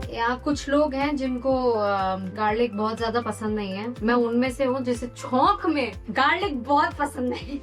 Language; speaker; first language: Hindi; non-native, local second language; Tamil